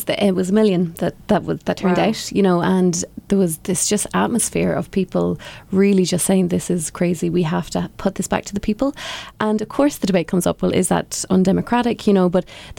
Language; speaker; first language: English; native; English